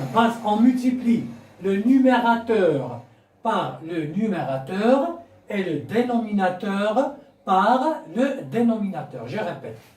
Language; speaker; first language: French; non-native, local second language; Arabic